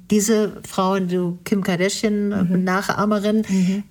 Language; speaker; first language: German; native; German